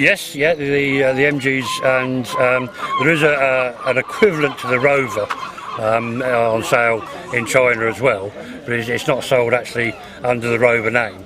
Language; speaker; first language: English; native; English